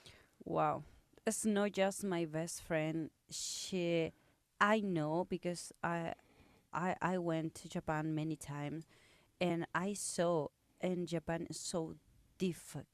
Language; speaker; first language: English; non-native, learner; Spanish